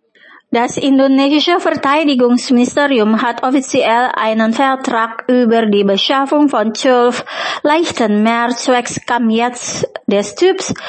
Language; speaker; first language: German; non-native, fluent; Indonesian